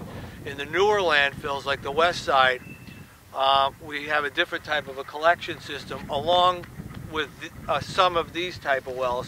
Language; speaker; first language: English; native; English